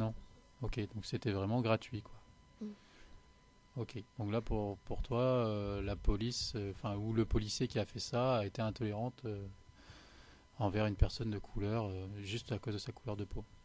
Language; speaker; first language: French; native; French